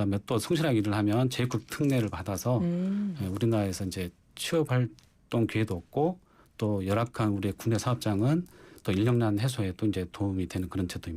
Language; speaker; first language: Korean; native; Korean